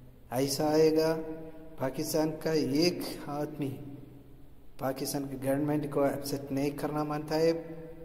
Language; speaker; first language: Hindi; non-native, local second language; Malayalam